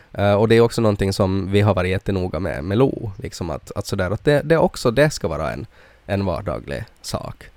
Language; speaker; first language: Swedish; native; Swedish